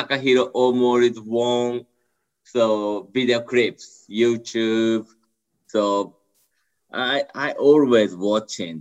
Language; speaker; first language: English; non-native, learner; Japanese